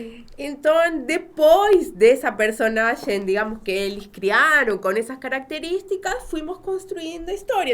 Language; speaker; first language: Portuguese; non-native, fluent; Spanish